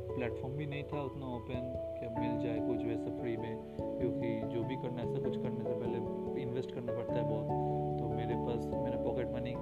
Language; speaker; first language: Hindi; non-native, local second language; Bangla